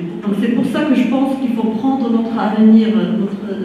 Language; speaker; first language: French; non-native, local second language; Arabic